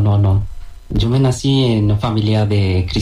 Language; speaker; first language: Spanish; non-native, learner; Bangla